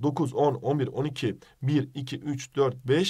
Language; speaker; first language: Turkish; native; Turkish